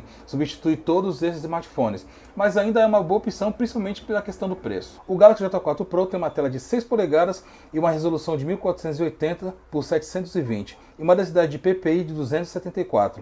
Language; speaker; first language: Portuguese; native; Portuguese